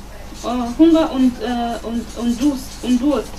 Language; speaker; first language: German; non-native, fluent; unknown